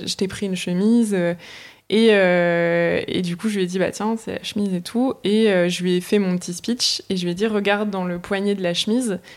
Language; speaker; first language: French; native; French